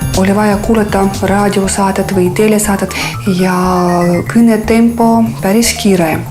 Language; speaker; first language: Estonian; non-native, fluent; Russian